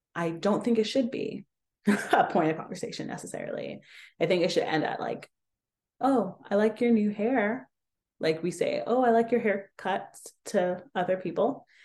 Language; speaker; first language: English; native; English